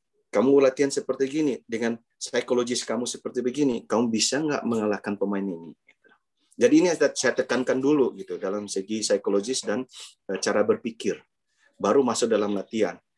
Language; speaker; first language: Indonesian; non-native, local second language; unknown